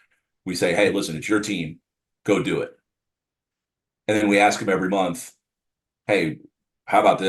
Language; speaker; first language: English; native; English